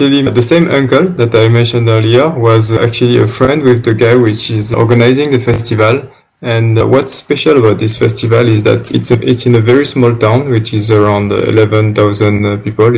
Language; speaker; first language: English; non-native, fluent; French